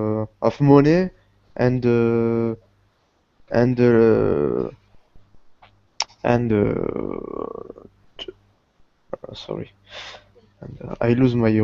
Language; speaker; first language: English; non-native, learner; Portuguese